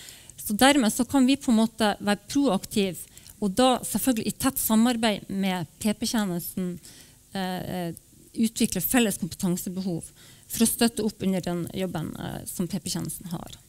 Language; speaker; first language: Norwegian; native; Norwegian